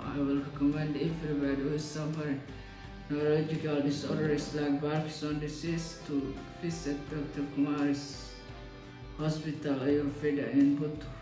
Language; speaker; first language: English; non-native, learner; Somali